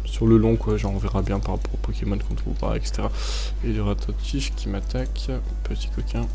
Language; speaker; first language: French; native; French